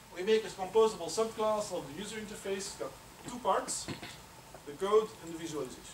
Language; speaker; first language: English; non-native, fluent; Dutch